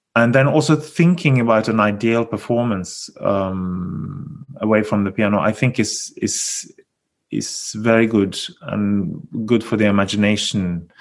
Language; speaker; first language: English; non-native, fluent; Norwegian